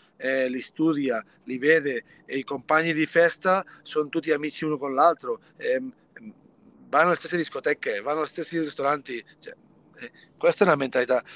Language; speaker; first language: Italian; early bilingual, other home language; Spanish